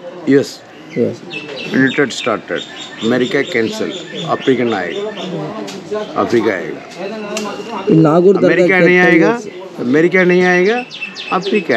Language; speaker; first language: Hindi; non-native, local second language; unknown